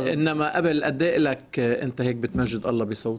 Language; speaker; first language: Arabic; native; Arabic